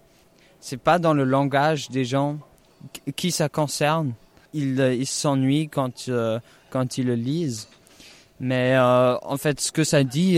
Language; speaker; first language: French; non-native, fluent; German